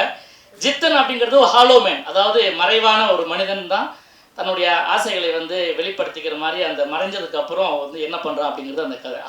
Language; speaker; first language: Tamil; native; Tamil